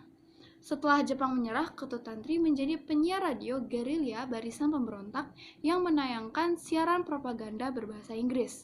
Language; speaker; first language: Indonesian; native; Indonesian